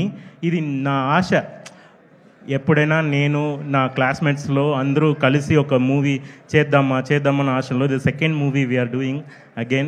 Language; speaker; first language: Telugu; non-native, fluent; Tamil